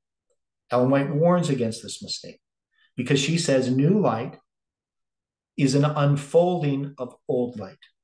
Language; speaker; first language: English; native; English